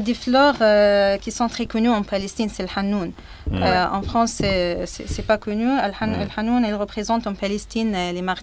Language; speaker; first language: French; non-native, fluent; Arabic